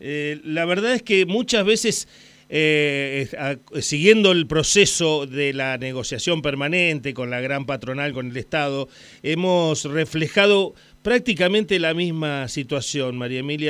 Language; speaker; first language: Spanish; native; Spanish